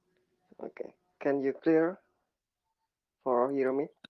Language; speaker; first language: English; non-native, learner; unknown